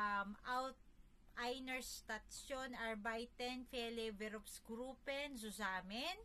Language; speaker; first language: German; non-native, learner; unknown